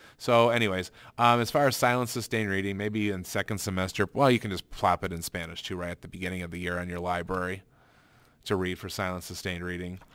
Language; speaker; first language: English; native; English